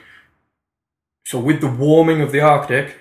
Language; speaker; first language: English; native; English